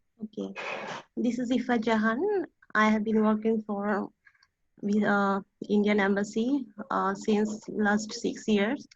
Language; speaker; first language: English; non-native, learner; Bangla